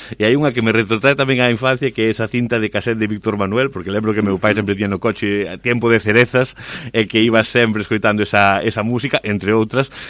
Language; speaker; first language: Galician; native; Galician